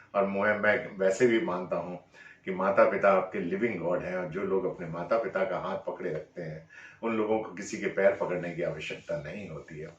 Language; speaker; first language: Hindi; native; Hindi